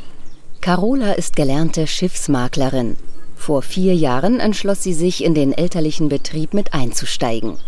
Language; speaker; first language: German; native; German